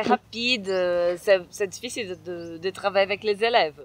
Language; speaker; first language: French; non-native, fluent; Portuguese